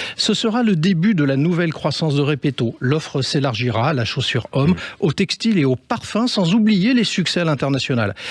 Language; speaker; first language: French; native; French